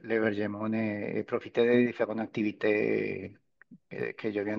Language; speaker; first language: French; non-native, fluent; Spanish